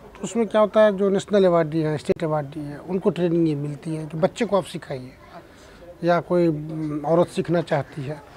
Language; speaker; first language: Hindi; native; Hindi